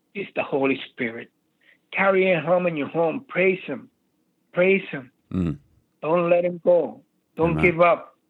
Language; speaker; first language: English; native; English